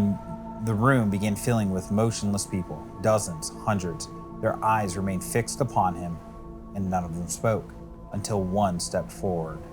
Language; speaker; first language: English; native; English